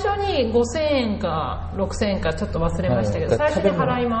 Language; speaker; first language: Japanese; native; Japanese